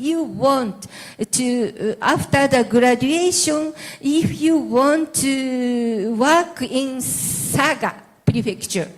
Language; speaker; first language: English; non-native, learner; Japanese